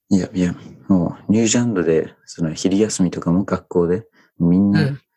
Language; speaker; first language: Japanese; non-native, fluent; English